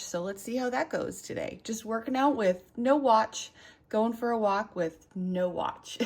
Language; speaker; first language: English; native; English